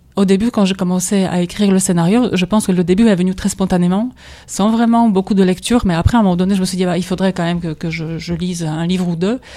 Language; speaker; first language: French; non-native, fluent; Polish